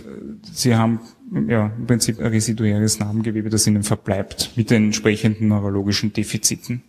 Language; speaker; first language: German; native; German